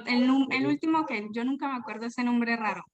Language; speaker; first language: Spanish; native; Spanish